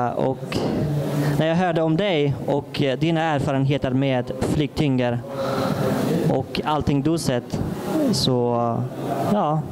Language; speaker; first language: Swedish; non-native, fluent; Persian